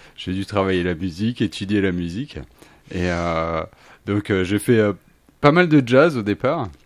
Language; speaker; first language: French; native; French